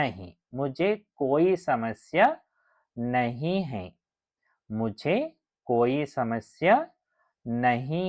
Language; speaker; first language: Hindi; non-native, local second language; Telugu